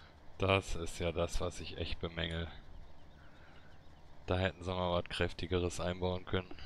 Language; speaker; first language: German; native; German